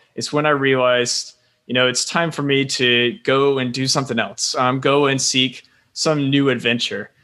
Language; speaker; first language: English; native; English